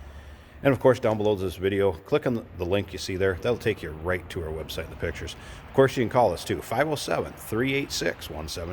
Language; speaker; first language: English; native; English